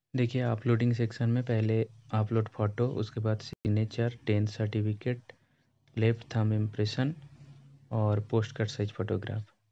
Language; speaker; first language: Hindi; non-native, local second language; Bangla